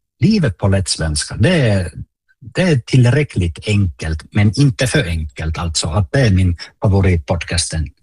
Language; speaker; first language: Swedish; non-native, local second language; Finnish